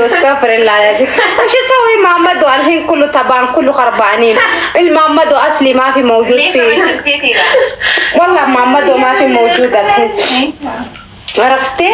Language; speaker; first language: Arabic; native; Arabic